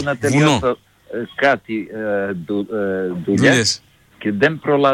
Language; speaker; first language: Greek; non-native, fluent; Serbian